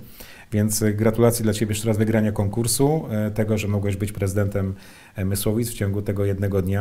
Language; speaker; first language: Polish; native; Polish